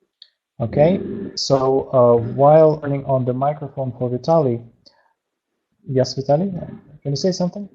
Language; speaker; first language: English; non-native, fluent; Russian